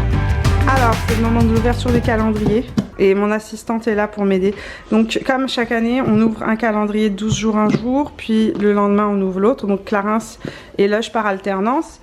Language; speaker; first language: French; native; French